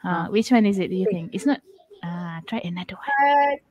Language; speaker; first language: English; non-native, local second language; Malay